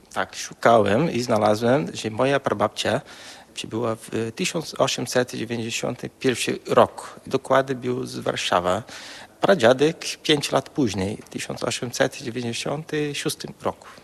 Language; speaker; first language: Polish; non-native, fluent; Portuguese